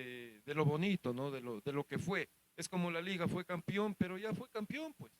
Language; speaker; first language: Spanish; native; Spanish